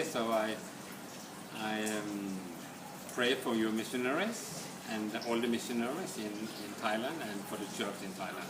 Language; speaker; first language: English; non-native, fluent; Norwegian